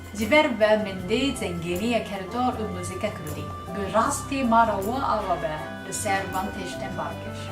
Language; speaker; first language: Kurdish; non-native, learner; Japanese